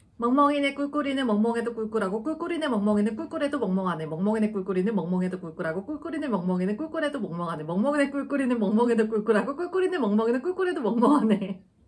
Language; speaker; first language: Korean; native; Korean